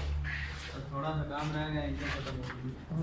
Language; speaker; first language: Urdu; non-native, local second language; Punjabi